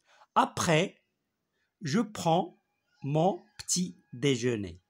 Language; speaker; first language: French; non-native, local second language; Arabic